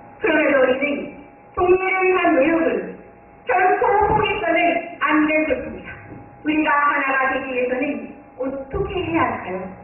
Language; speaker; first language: Korean; non-native, fluent; Japanese